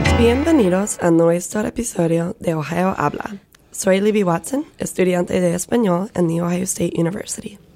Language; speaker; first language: Spanish; non-native, learner; English